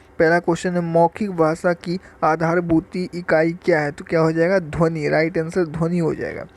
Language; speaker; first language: Hindi; native; Hindi